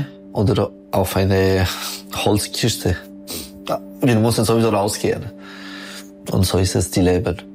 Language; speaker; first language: German; non-native, learner; Albanian